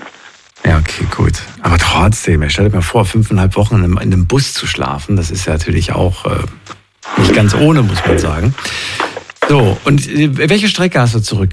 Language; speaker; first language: German; native; German